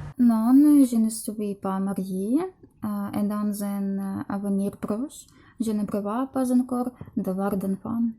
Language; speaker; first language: French; non-native, fluent; Ukrainian